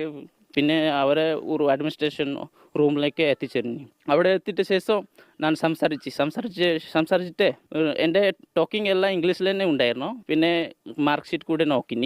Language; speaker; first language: Malayalam; non-native, learner; Odia